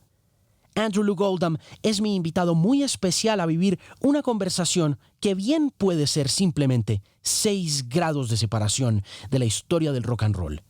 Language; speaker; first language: Spanish; native; Spanish